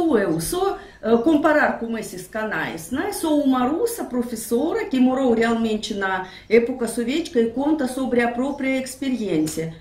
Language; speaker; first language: Portuguese; non-native, fluent; Russian